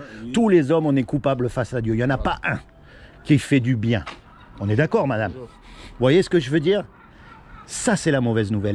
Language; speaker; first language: French; native; French